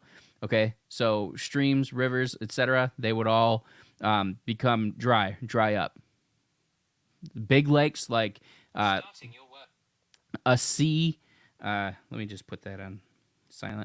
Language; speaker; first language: English; native; English